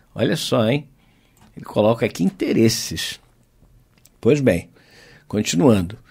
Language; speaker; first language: Portuguese; native; Portuguese